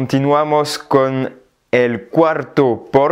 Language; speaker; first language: Spanish; non-native, fluent; French